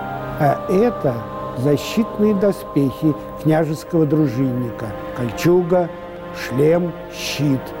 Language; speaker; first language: Russian; native; Russian